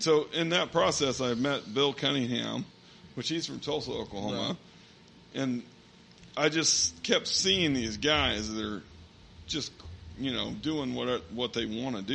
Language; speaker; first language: English; native; English